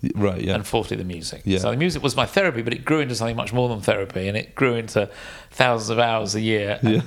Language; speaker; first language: English; native; English